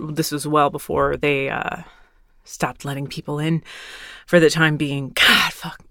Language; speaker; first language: English; early bilingual, other home language; Spanish